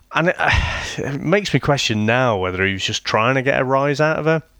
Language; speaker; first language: English; native; English